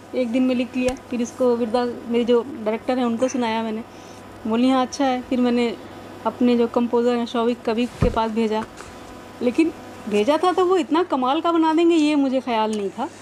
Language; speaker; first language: Hindi; native; Hindi